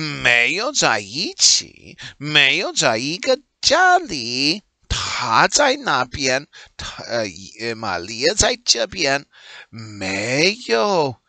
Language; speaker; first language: Chinese; non-native, learner; English